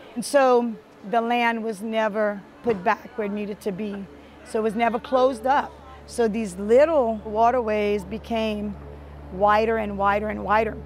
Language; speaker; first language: English; early bilingual, other home language; French